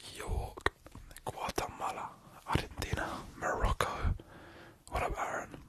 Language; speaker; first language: English; native; English